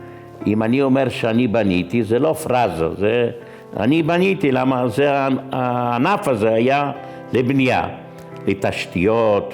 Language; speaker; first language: Hebrew; non-native, fluent; Yiddish